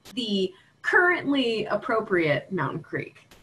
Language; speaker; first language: English; native; English